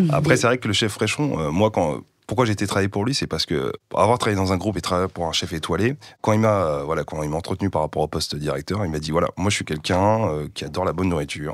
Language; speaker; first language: French; native; French